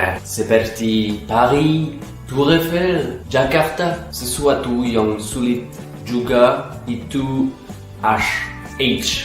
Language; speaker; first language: Indonesian; non-native, learner; French